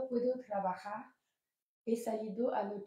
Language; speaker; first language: Spanish; non-native, learner; French